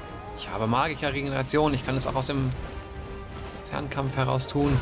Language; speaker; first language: German; native; German